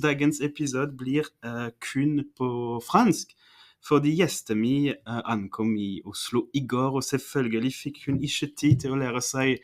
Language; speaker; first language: Norwegian; non-native, fluent; French